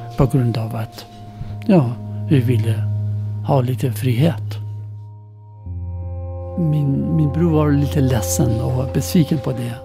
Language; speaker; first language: Swedish; non-native, fluent; Persian